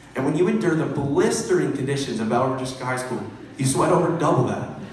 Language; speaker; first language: English; native; English